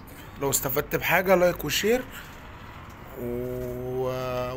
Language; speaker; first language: Arabic; native; Arabic